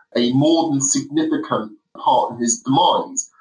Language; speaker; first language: English; native; English